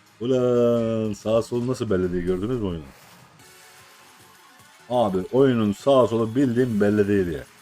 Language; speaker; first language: Turkish; native; Turkish